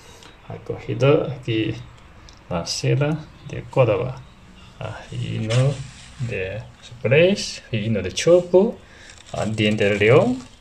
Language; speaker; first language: Spanish; non-native, learner; Chinese